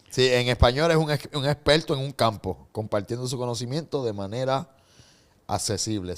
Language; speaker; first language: Spanish; native; Spanish